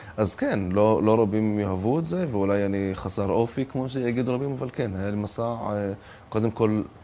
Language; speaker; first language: Hebrew; non-native, local second language; Arabic